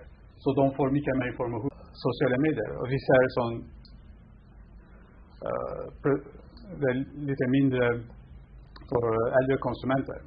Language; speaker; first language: Swedish; non-native, fluent; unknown